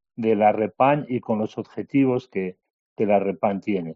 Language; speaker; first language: Spanish; native; Spanish